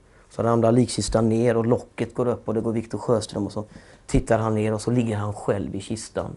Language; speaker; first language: Swedish; native; Swedish